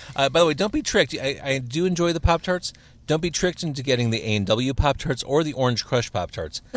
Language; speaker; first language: English; native; English